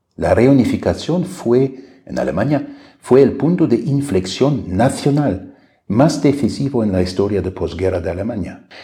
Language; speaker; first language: Spanish; non-native, fluent; German